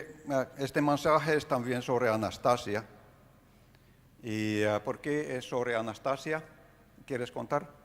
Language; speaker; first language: Spanish; non-native, fluent; Finnish